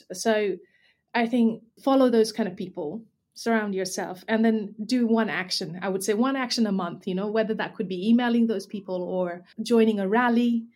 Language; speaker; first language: English; non-native, local second language; Nepali